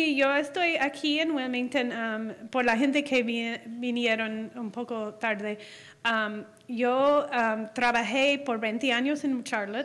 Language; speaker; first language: Spanish; non-native, fluent; English